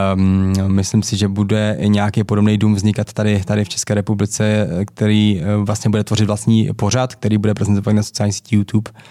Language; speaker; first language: Czech; native; Czech